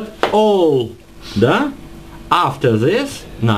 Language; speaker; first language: English; non-native, learner; Russian